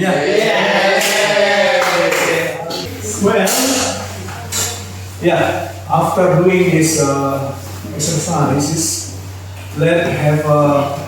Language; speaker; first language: English; non-native, fluent; Indonesian